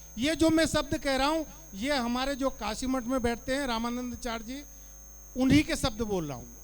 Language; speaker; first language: Hindi; native; Hindi